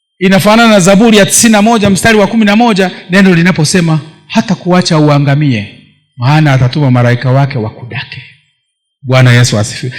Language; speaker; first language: Swahili; non-native, local second language; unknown